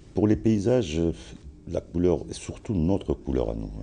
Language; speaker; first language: French; non-native, local second language; Arabic